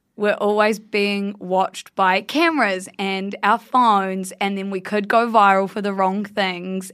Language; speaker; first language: English; native; English